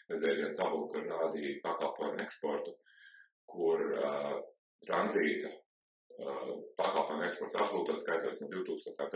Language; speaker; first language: Latvian; early bilingual, heritage; Latvian